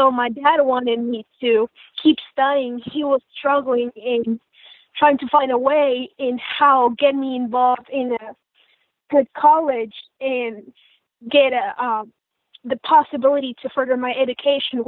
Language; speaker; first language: English; non-native, fluent; Spanish